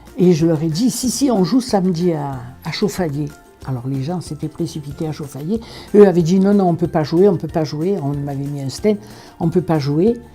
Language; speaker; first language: French; native; French